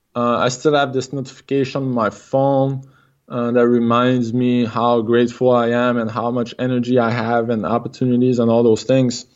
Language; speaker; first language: English; non-native, fluent; French